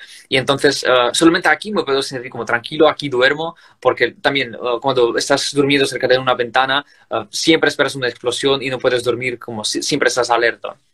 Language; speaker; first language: Spanish; non-native, fluent; Russian